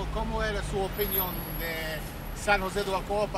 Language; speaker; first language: Spanish; non-native, learner; English